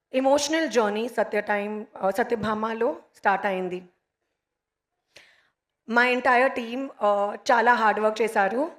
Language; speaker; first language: Telugu; non-native, learner; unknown